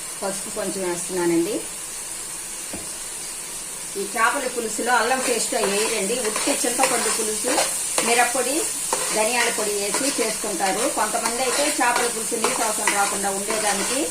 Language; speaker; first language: Telugu; native; Telugu